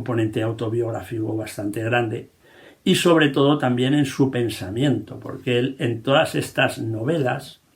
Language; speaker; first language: Spanish; native; Spanish